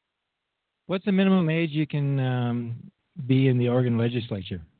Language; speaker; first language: English; native; English